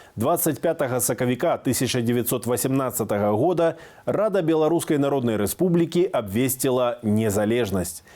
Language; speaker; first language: Belarusian; native; Belarusian